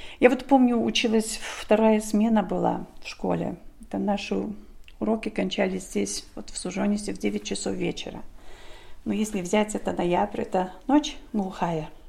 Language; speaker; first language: Russian; non-native, local second language; Polish